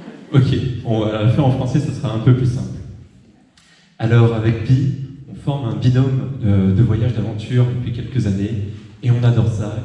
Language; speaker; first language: French; native; French